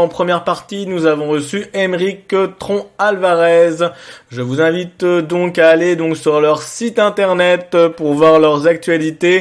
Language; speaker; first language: French; native; French